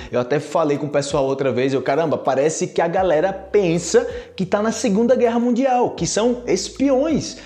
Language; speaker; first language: Portuguese; native; Portuguese